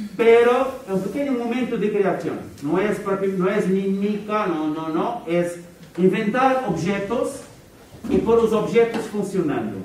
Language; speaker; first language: Italian; non-native, learner; Portuguese